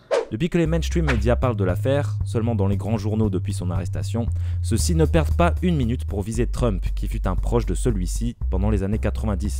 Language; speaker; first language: French; native; French